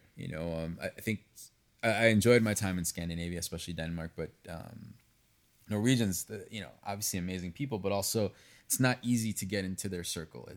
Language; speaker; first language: English; early bilingual, other home language; Spanish